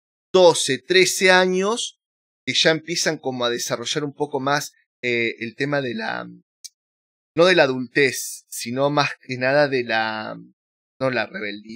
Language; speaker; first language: Spanish; native; Spanish